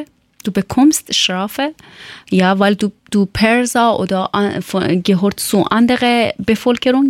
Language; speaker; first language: German; non-native, learner; Persian